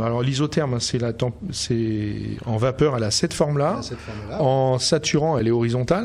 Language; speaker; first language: French; native; French